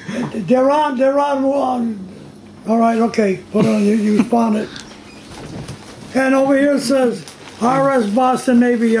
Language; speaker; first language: English; native; English